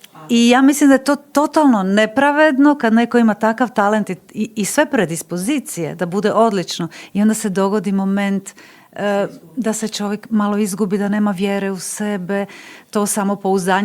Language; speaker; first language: Bosnian; native; Bosnian